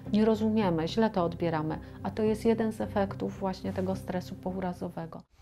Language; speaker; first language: Polish; native; Polish